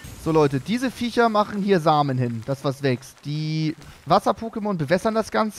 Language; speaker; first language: German; native; German